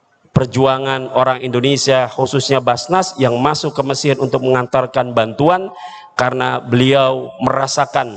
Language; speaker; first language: Indonesian; native; Indonesian